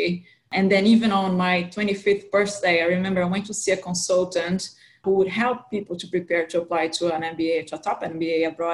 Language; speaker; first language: English; non-native, fluent; Portuguese